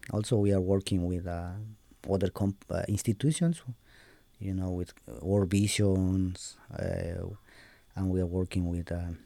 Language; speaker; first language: English; non-native, learner; Spanish